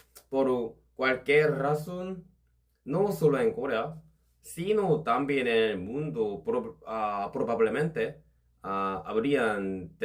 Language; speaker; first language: Spanish; non-native, learner; Korean